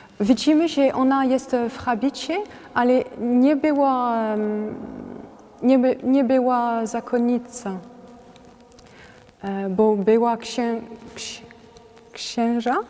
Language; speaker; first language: Polish; non-native, learner; French